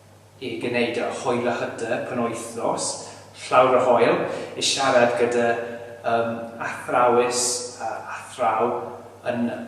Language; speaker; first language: Welsh; non-native, learner; English